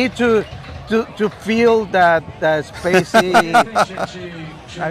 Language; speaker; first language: English; non-native, learner; Spanish